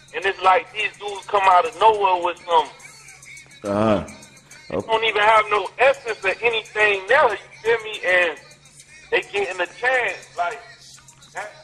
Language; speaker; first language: English; native; English